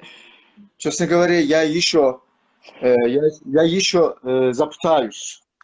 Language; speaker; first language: Russian; non-native, learner; Turkish